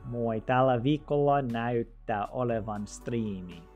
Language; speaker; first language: Finnish; non-native, learner; English